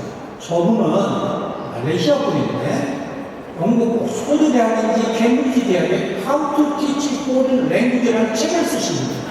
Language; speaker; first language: Korean; native; Korean